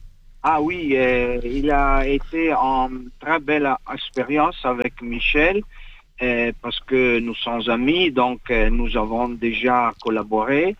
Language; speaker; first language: French; non-native, fluent; Italian